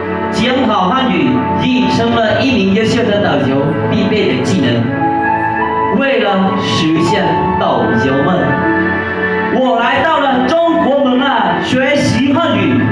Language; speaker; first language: Chinese; non-native, learner; Lao